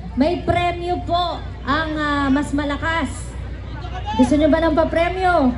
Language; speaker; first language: Filipino; native; Filipino